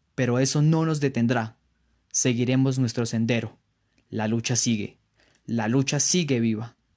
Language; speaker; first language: Spanish; native; Spanish